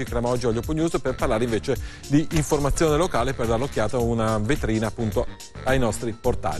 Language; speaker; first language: Italian; native; Italian